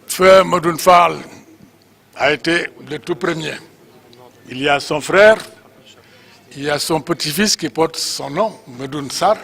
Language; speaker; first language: French; non-native, local second language; Wolof